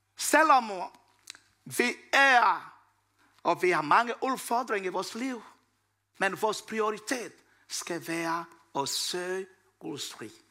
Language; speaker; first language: Danish; non-native, fluent; Lingala